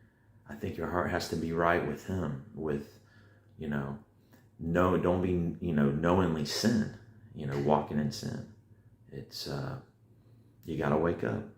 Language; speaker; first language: English; native; English